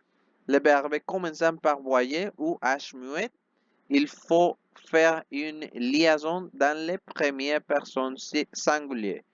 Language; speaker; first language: French; non-native, fluent; Spanish